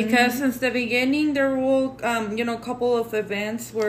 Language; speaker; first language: English; non-native, fluent; Spanish